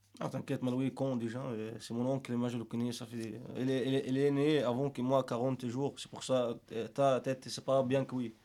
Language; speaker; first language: French; non-native, learner; Arabic